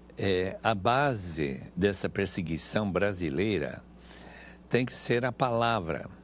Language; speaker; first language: Portuguese; non-native, fluent; English